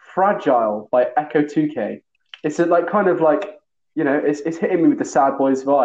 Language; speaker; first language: English; native; English